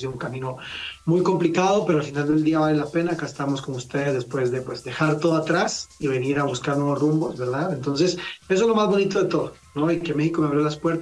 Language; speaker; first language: Spanish; native; Spanish